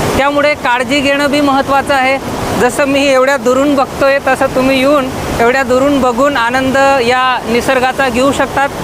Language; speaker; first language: Marathi; non-native, local second language; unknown